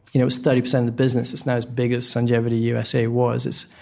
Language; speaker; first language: English; native; English